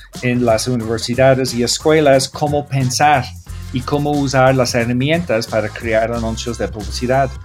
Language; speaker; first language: Spanish; non-native, fluent; English